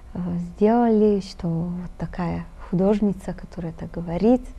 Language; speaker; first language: Russian; non-native, fluent; Italian